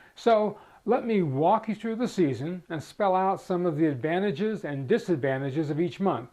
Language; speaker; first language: English; native; English